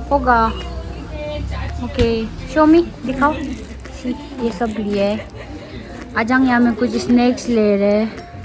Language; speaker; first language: Hindi; non-native, local second language; Tibetan